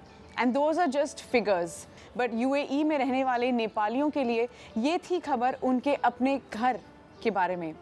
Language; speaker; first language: Hindi; native; Hindi